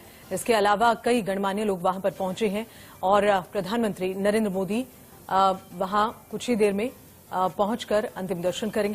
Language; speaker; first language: Hindi; native; Hindi